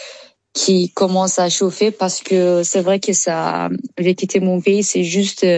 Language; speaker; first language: French; non-native, learner; Persian